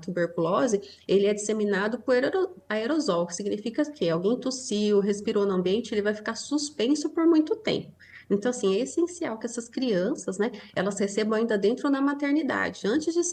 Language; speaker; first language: Portuguese; native; Portuguese